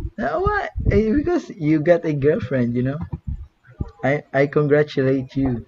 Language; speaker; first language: English; non-native, learner; Filipino